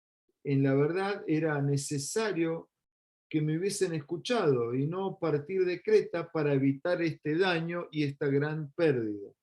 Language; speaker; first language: Spanish; native; Spanish